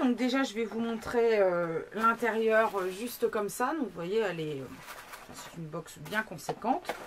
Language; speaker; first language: French; native; French